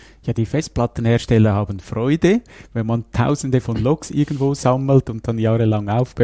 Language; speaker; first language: German; native; German